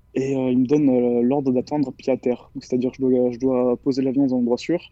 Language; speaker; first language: French; native; French